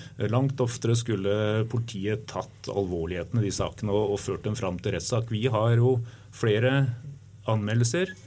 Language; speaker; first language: Norwegian; native; Norwegian